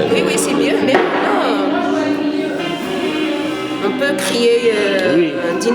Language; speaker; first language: French; non-native, learner; Arabic